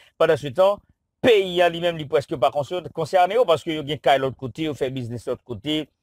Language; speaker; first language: French; non-native, local second language; Haitian Creole